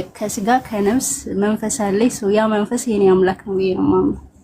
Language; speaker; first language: Amharic; native; Amharic